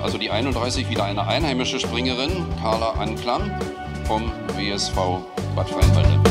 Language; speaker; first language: German; native; German